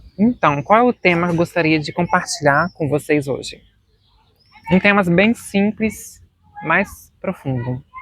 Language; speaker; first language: Portuguese; native; Portuguese